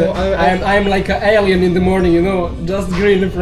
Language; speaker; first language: English; non-native, learner; Serbian